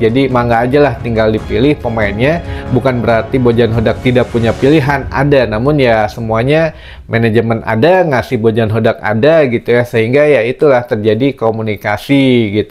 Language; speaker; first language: Indonesian; native; Indonesian